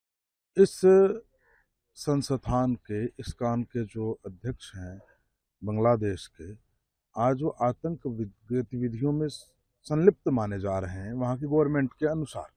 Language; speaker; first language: Hindi; native; Hindi